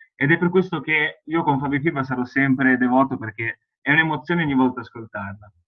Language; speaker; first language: Italian; native; Italian